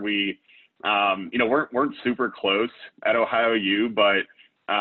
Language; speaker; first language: English; native; English